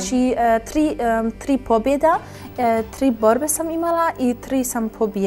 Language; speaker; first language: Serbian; early bilingual, heritage; German